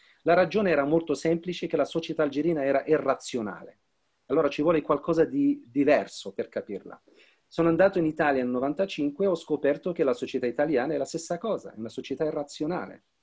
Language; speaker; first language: Italian; non-native, fluent; Arabic